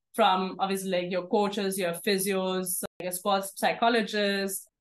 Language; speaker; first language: English; non-native, fluent; German